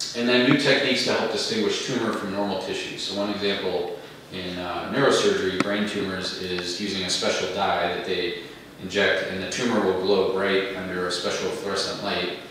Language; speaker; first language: English; native; English